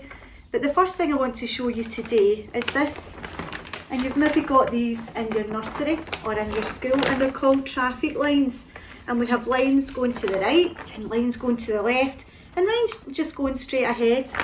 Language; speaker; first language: English; native; English